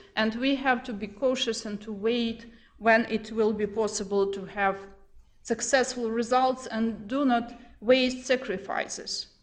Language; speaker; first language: English; non-native, fluent; Ukrainian